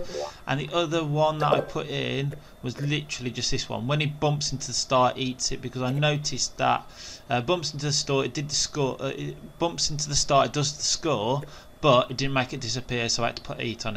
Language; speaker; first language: English; native; English